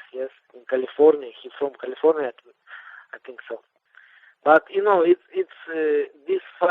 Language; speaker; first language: English; non-native, learner; Russian